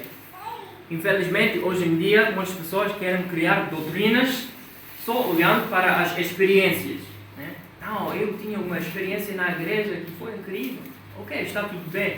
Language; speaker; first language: Portuguese; non-native, fluent; English